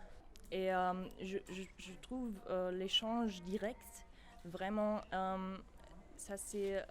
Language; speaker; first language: French; non-native, fluent; German